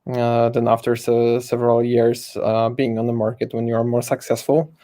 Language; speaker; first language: English; non-native, fluent; Polish